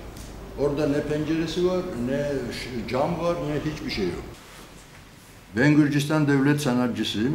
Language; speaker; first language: Turkish; non-native, fluent; Georgian